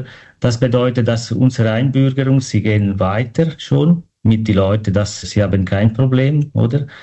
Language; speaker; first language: German; non-native, learner; Italian